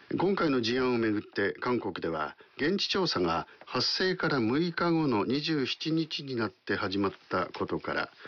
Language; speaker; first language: Japanese; native; Japanese